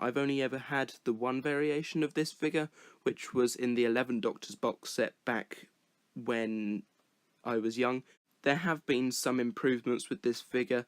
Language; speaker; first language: English; native; English